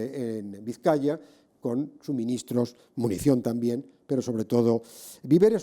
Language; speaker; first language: Spanish; native; Spanish